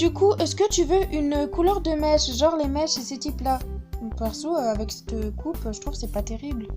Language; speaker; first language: French; native; French